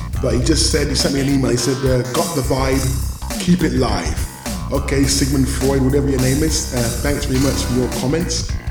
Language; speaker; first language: English; native; English